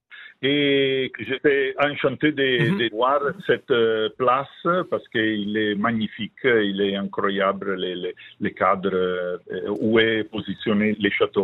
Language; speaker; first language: French; non-native, learner; Italian